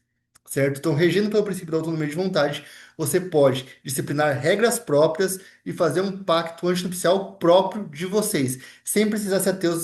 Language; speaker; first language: Portuguese; native; Portuguese